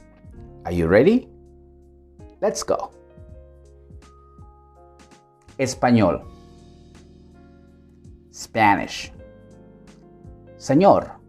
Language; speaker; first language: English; non-native, fluent; Spanish